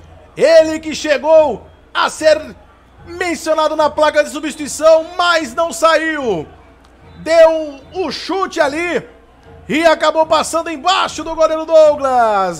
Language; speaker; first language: Portuguese; native; Portuguese